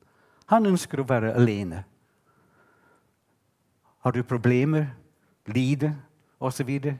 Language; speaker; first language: Norwegian; non-native, fluent; English